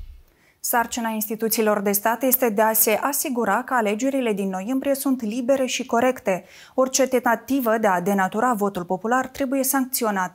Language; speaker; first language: Romanian; native; Romanian